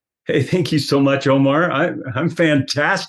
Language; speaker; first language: English; native; English